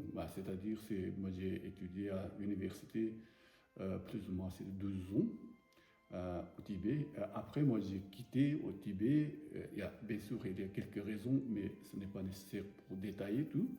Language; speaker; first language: French; non-native, learner; Tibetan